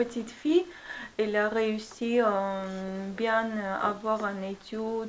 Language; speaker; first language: French; non-native, learner; Armenian